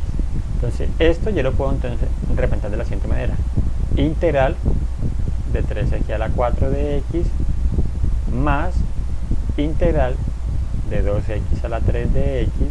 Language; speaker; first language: Spanish; native; Spanish